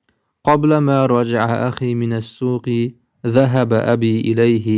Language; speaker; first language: Arabic; non-native, fluent; Uzbek